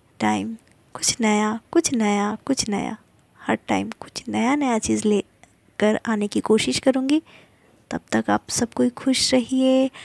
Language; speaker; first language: Hindi; non-native, local second language; Bangla